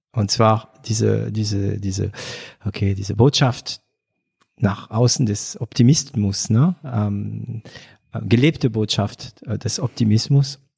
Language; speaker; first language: German; non-native, fluent; French